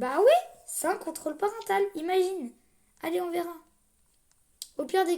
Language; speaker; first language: French; native; French